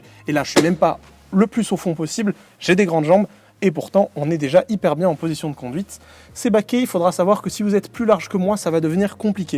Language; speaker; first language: French; native; French